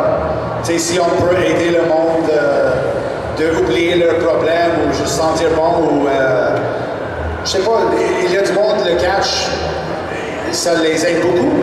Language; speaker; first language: French; non-native, local second language; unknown